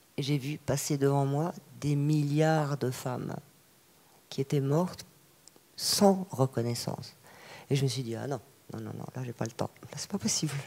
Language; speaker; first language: French; native; French